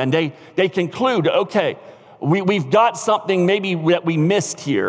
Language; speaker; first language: English; native; English